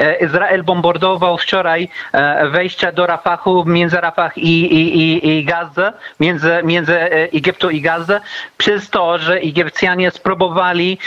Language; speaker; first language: Polish; non-native, learner; Arabic